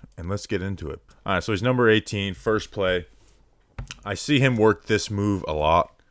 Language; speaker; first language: English; native; English